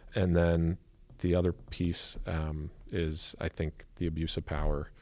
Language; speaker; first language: English; native; English